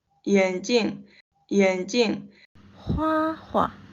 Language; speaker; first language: Chinese; non-native, fluent; Indonesian